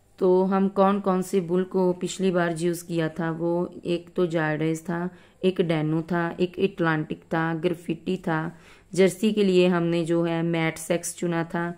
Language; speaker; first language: Hindi; non-native, local second language; Punjabi